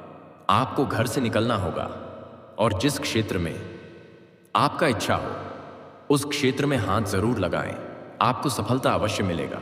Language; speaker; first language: Hindi; native; Hindi